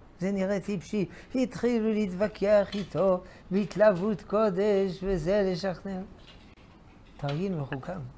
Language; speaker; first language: Hebrew; non-native, fluent; French